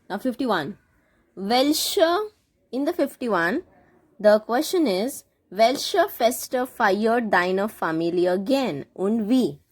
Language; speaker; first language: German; non-native, fluent; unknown